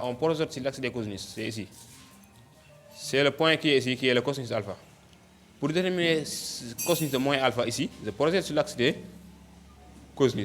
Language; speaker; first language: French; non-native, local second language; Wolof